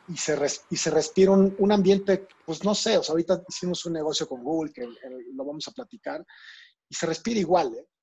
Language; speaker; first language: Spanish; native; Spanish